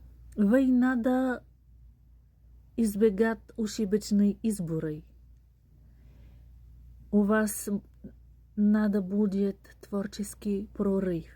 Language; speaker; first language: Russian; non-native, learner; Bulgarian